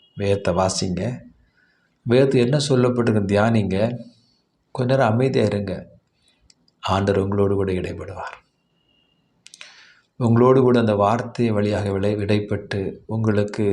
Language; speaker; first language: Tamil; native; Tamil